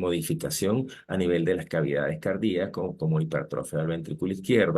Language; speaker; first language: Spanish; native; Spanish